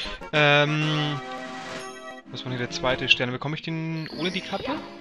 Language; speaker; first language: German; native; German